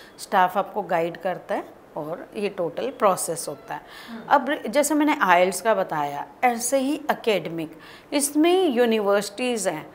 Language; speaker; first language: Hindi; native; Hindi